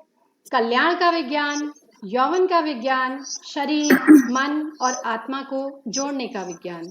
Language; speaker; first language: Hindi; native; Hindi